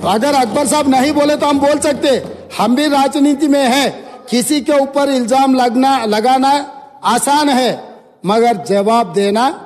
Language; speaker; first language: Hindi; non-native, local second language; Telugu